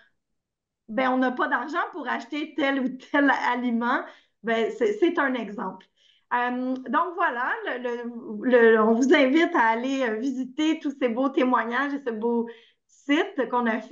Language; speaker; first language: French; native; French